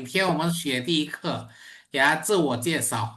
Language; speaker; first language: Chinese; non-native, fluent; Indonesian